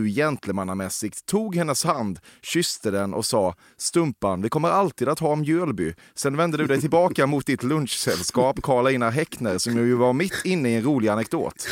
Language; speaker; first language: Swedish; native; Swedish